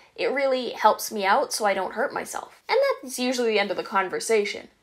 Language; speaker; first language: English; native; English